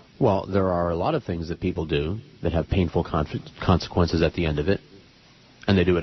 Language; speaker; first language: English; native; English